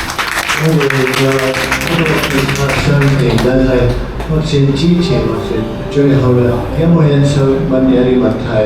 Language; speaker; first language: Cantonese; non-native, fluent; English